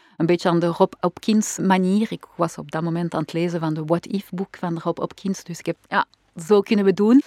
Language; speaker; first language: Dutch; non-native, local second language; French